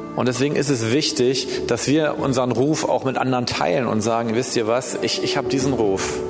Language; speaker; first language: German; native; German